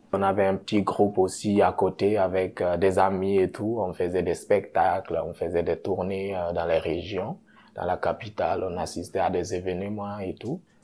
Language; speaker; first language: French; non-native, local second language; Susu